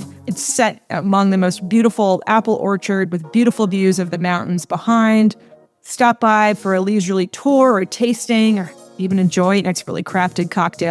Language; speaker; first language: English; native; English